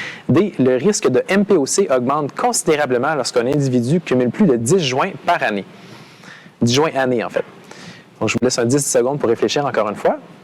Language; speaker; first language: French; native; French